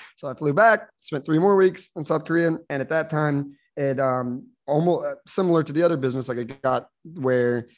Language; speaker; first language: English; native; English